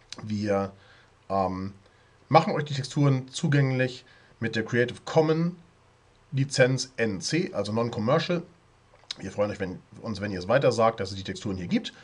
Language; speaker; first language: German; native; German